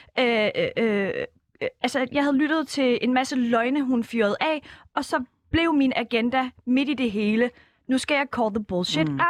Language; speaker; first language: Danish; early bilingual, other home language; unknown